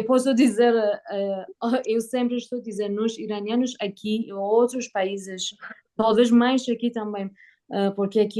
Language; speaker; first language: Portuguese; non-native, learner; Persian